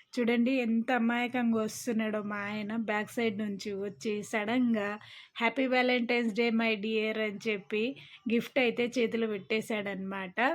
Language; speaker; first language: Telugu; non-native, local second language; Lambadi